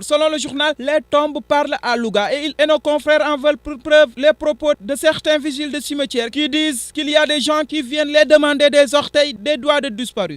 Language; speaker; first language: French; non-native, local second language; Wolof